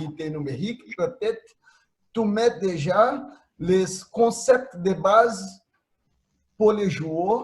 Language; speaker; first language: French; non-native, fluent; Portuguese